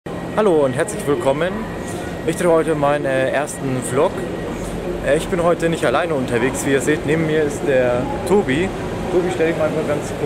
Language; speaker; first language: German; native; German